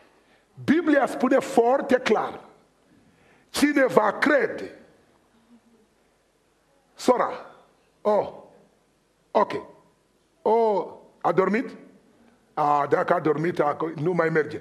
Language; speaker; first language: Romanian; non-native, fluent; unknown